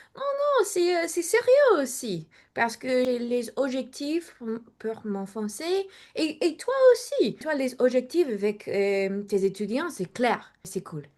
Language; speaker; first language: French; non-native, learner; English